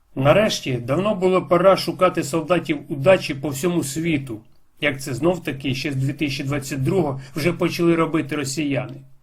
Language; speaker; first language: Ukrainian; non-native, local second language; Russian